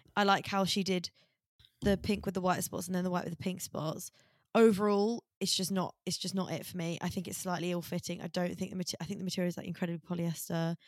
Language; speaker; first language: English; native; English